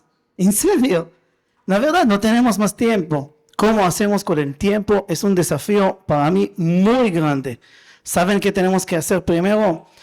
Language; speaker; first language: Spanish; non-native, fluent; Hebrew